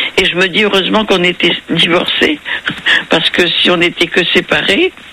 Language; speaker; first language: French; native; French